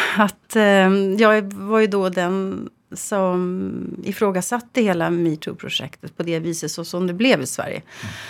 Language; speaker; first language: Swedish; native; Swedish